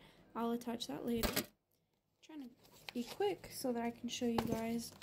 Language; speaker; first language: English; native; English